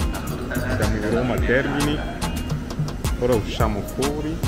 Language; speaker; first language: Italian; non-native, learner; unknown